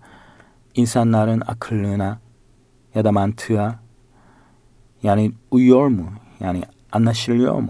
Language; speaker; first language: Turkish; non-native, learner; Korean